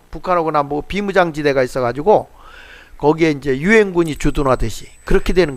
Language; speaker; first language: Korean; native; Korean